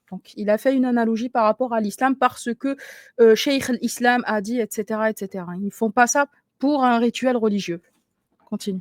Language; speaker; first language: French; native; French